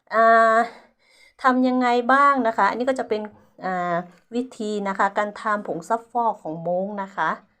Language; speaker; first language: Thai; non-native, local second language; Hmong